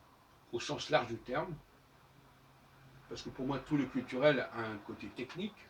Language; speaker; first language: French; native; French